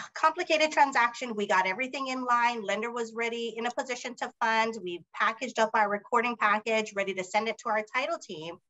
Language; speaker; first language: English; native; English